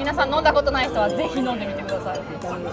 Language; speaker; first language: Japanese; non-native, fluent; German